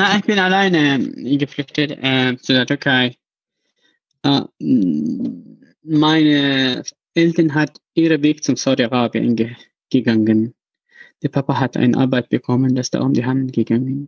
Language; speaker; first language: German; non-native, learner; Arabic